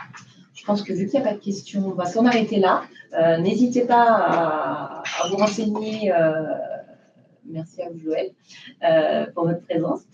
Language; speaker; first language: French; native; French